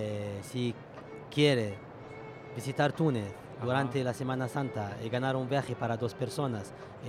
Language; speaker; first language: Spanish; non-native, fluent; Arabic